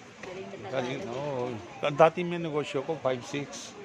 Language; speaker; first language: Filipino; non-native, learner; Punjabi